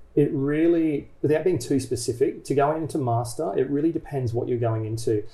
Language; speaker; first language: English; native; English